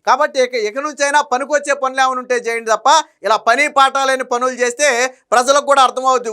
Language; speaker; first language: Telugu; native; Telugu